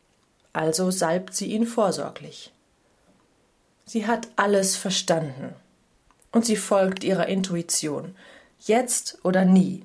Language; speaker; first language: German; native; German